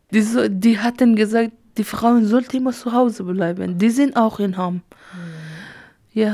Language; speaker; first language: German; non-native, learner; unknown